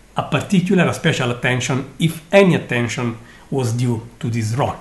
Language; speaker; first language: English; non-native, fluent; Italian